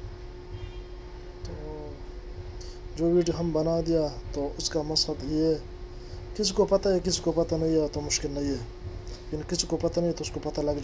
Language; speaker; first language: Hindi; non-native, local second language; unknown